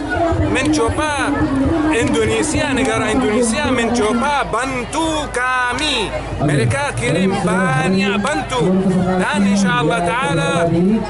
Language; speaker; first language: Indonesian; non-native, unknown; Arabic